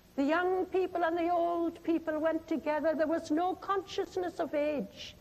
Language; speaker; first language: English; non-native, local second language; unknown